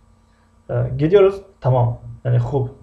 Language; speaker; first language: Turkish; non-native, fluent; Tajik